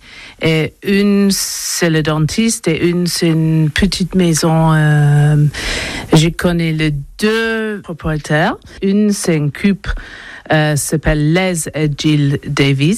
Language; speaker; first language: French; non-native, learner; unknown